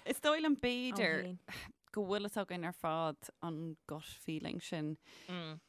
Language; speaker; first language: Irish; native; Irish